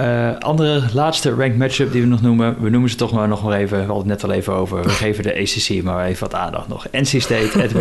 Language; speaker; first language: Dutch; native; Dutch